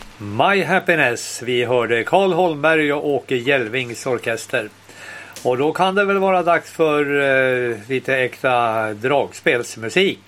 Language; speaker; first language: Swedish; native; Swedish